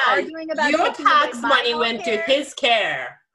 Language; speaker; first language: English; non-native, fluent; Japanese